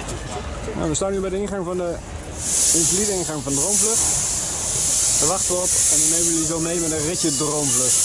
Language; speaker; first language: Dutch; native; Dutch